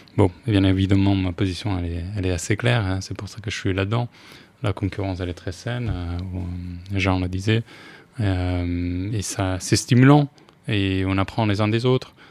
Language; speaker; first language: French; non-native, fluent; Spanish